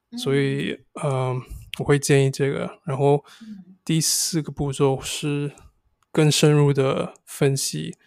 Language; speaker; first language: Chinese; non-native, fluent; English